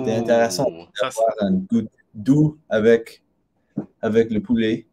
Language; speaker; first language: French; non-native, learner; English